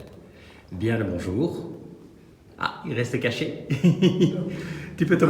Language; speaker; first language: French; native; French